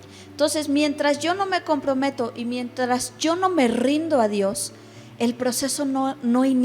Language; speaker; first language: Spanish; native; Spanish